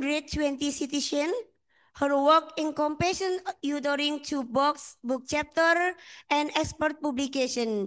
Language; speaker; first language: English; non-native, fluent; Indonesian